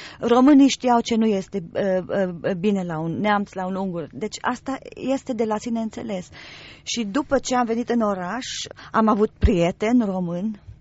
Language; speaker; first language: Romanian; non-native, local second language; German